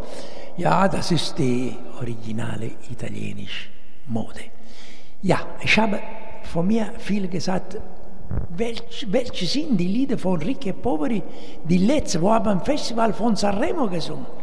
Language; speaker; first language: German; non-native, learner; Italian